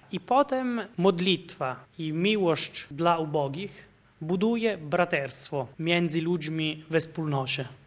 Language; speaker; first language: Polish; non-native, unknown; Italian